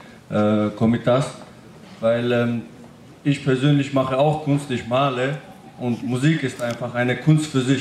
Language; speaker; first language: German; early bilingual, other home language; Armenian